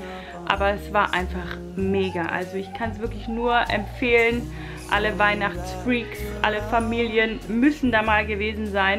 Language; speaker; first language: German; native; German